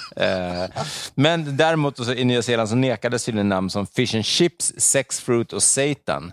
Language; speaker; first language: Swedish; native; Swedish